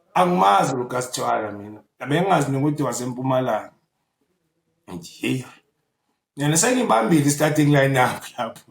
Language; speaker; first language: Zulu; native; Zulu